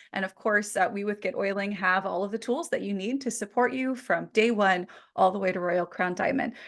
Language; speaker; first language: English; native; English